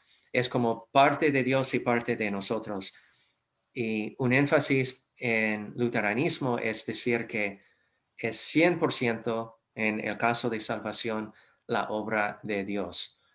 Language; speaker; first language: Spanish; non-native, fluent; English